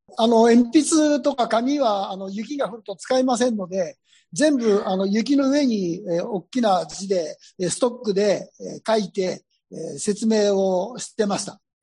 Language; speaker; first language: Japanese; native; Japanese